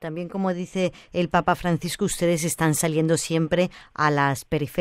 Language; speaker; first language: Spanish; native; Spanish